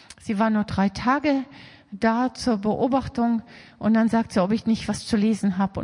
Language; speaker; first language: German; native; German